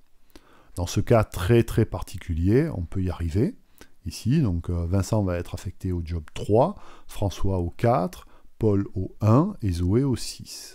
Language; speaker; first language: French; native; French